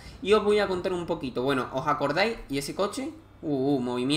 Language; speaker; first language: Spanish; native; Spanish